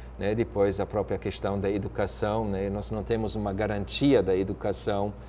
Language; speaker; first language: Portuguese; non-native, fluent; German